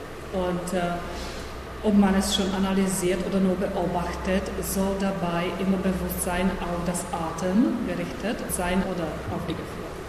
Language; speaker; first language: German; non-native, fluent; Czech